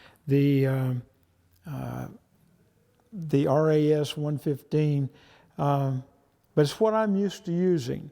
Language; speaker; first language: English; native; English